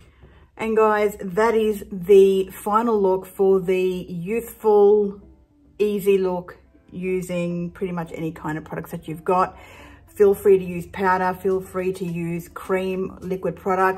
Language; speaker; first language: English; native; English